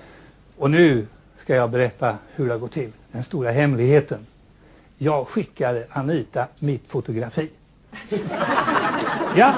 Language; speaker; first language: Swedish; native; Swedish